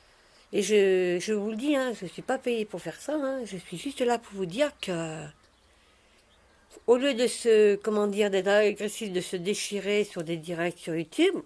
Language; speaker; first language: French; native; French